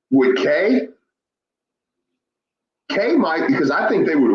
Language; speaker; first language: English; native; English